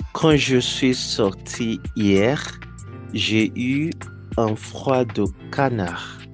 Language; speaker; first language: French; non-native, learner; Yoruba